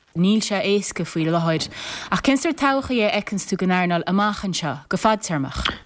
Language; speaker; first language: Irish; native; Irish